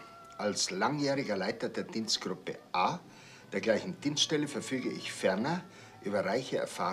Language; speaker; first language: German; native; German